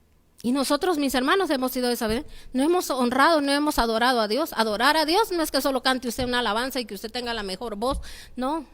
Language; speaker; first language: Spanish; native; Spanish